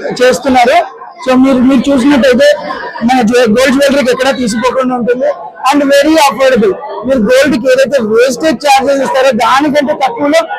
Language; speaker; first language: Telugu; native; Telugu